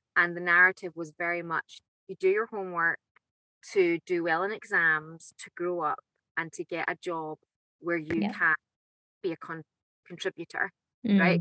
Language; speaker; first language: English; native; English